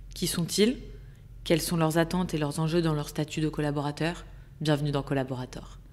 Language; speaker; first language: French; native; French